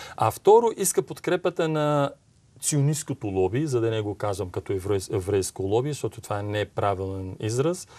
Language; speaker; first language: Bulgarian; non-native, fluent; Arabic